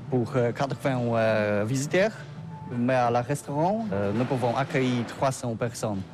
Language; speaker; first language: French; non-native, learner; Polish